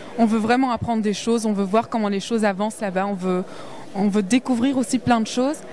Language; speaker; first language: French; early bilingual, other home language; Arabic